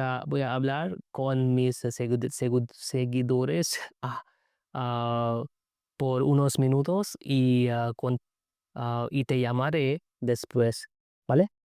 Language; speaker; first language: Spanish; non-native, learner; English